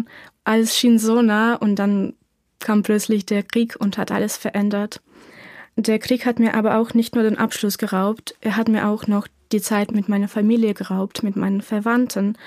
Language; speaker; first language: German; non-native, fluent; Ukrainian